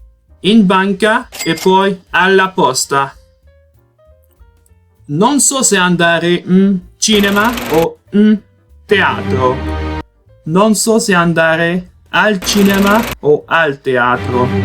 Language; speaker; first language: Italian; non-native, learner; Portuguese